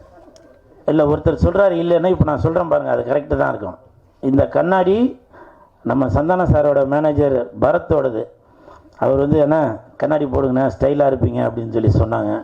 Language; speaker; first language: Tamil; native; Tamil